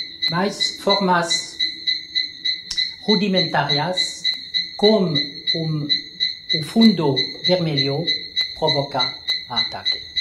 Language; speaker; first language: Portuguese; non-native, learner; French